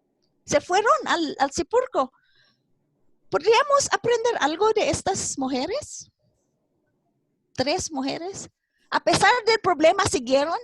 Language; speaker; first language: Spanish; non-native, fluent; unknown